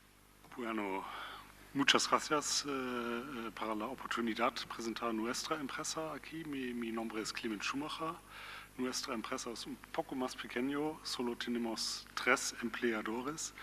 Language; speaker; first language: Spanish; non-native, learner; German